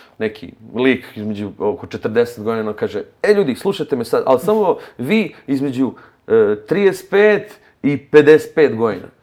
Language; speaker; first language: Serbian; native; Serbian